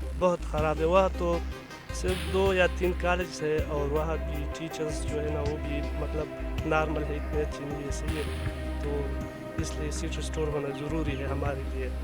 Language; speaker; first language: Urdu; non-native, local second language; Pashto